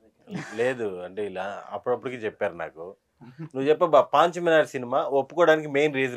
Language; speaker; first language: Telugu; native; Telugu